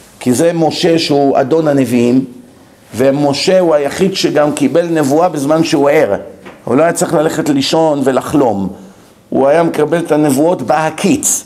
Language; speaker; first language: Hebrew; native; Hebrew